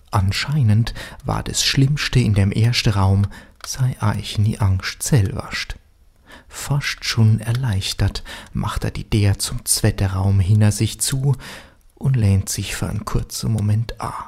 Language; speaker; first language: German; native; German